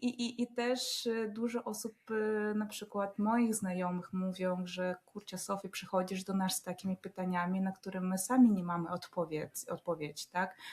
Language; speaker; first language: Polish; non-native, fluent; Russian